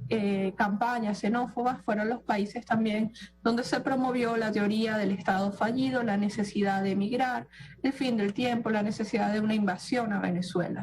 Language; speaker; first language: Spanish; native; Spanish